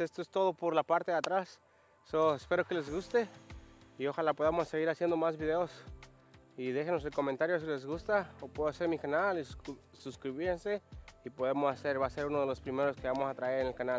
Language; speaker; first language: Spanish; early bilingual, heritage; Spanish